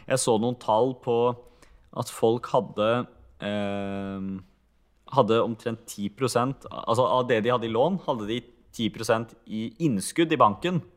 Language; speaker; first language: Norwegian; early bilingual, other home language; Hungarian